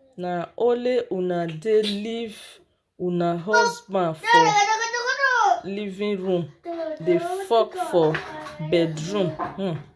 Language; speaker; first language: Nigerian Pidgin; non-native, local second language; Yoruba